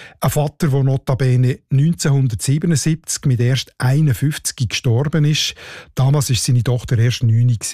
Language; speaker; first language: German; native; German